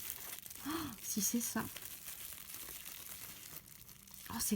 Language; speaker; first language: French; native; French